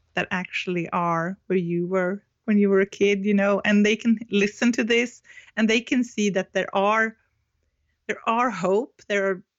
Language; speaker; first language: English; non-native, fluent; Swedish